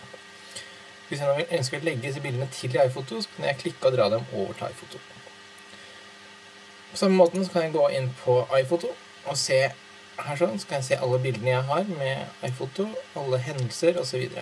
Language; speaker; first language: Norwegian; native; Norwegian